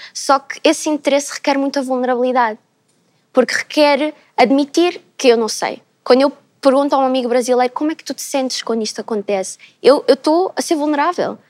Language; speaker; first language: Portuguese; native; Portuguese